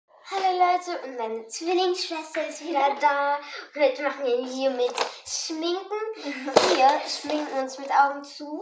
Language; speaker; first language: German; early bilingual, other home language; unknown